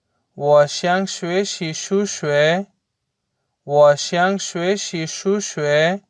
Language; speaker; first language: Chinese; non-native, learner; Urdu